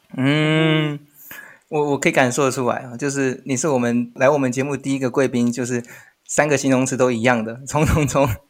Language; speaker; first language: Chinese; native; Chinese